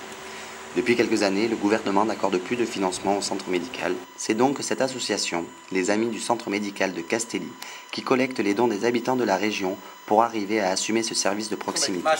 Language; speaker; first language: French; native; French